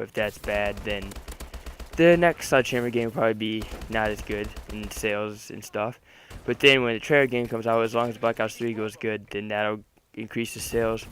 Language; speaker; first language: English; native; English